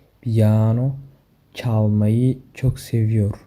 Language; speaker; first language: Turkish; non-native, fluent; Somali